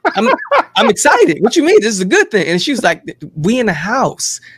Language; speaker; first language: English; native; English